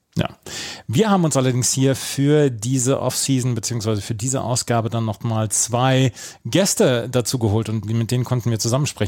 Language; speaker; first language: German; native; German